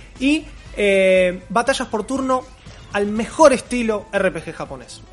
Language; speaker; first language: Spanish; native; Spanish